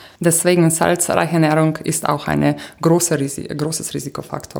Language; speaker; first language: German; non-native, fluent; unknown